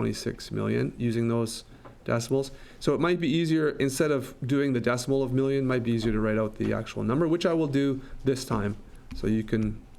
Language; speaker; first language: English; native; English